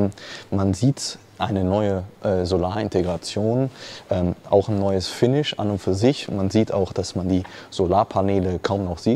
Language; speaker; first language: German; native; German